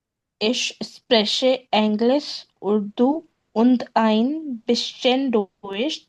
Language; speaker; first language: German; non-native, learner; Urdu